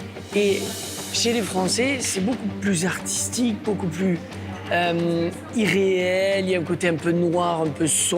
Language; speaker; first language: French; native; French